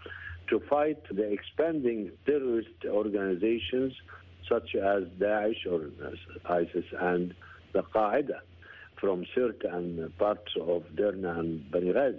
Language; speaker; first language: English; non-native, fluent; Arabic